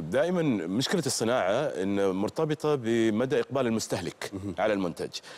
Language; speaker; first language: Arabic; native; Arabic